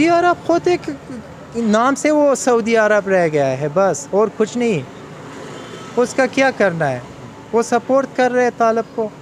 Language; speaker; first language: Hindi; non-native, learner; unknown